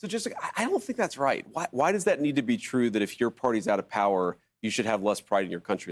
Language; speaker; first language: English; native; English